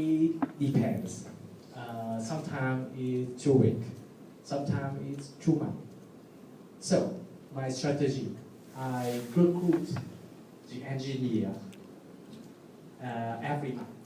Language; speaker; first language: English; non-native, learner; Vietnamese